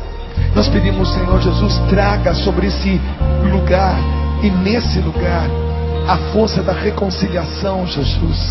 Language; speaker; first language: Portuguese; native; Portuguese